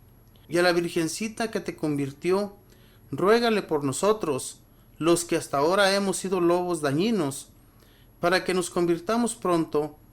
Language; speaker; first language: Spanish; native; Spanish